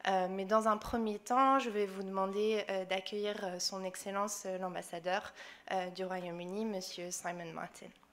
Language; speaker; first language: French; non-native, fluent; English